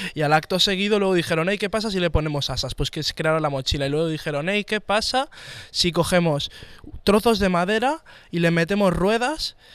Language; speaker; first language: Spanish; native; Spanish